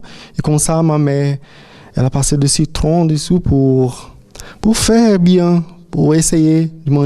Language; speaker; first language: French; non-native, fluent; Portuguese